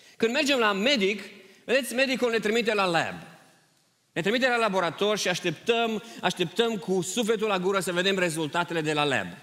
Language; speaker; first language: Romanian; early bilingual, heritage; Romanian